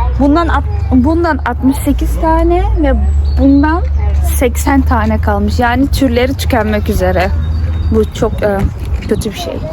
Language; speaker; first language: Turkish; early bilingual, heritage; Turkish